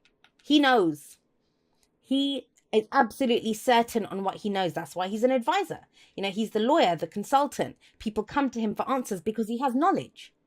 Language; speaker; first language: English; native; English